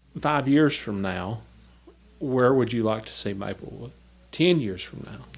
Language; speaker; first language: English; native; English